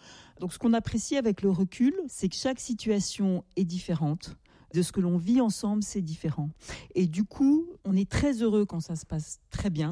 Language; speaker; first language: French; native; French